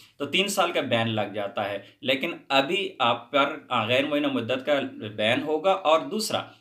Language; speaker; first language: Hindi; native; Hindi